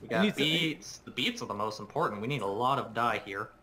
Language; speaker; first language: English; native; English